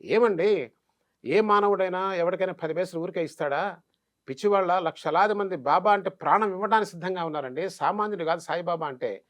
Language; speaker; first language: Telugu; native; Telugu